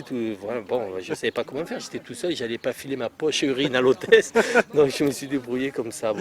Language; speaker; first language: French; native; French